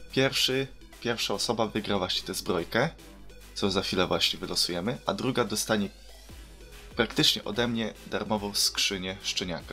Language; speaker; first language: Polish; native; Polish